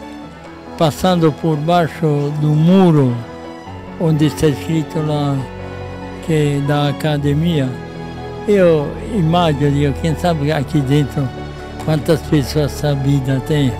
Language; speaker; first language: Portuguese; non-native, fluent; Italian